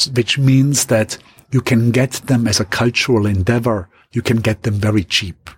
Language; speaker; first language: English; non-native, fluent; German